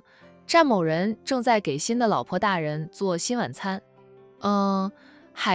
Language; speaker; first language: Chinese; native; Chinese